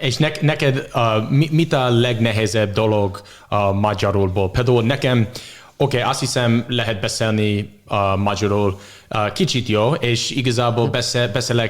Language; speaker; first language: Hungarian; non-native, learner; English